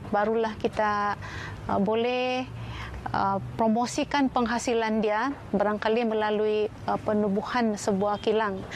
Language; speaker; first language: Malay; non-native, local second language; Central Dusun